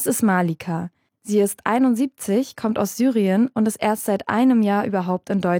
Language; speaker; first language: German; native; German